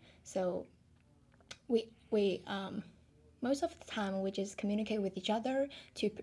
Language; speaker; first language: English; non-native, fluent; Chinese